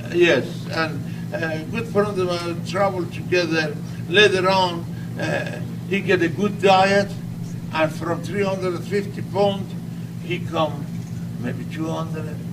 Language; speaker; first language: English; non-native, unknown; Persian